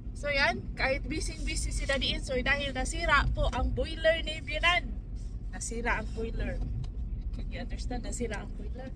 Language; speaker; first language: Filipino; non-native, local second language; Cebuano